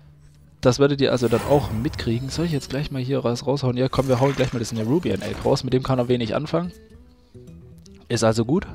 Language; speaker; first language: German; native; German